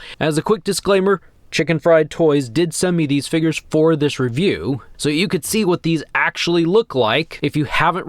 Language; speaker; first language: English; native; English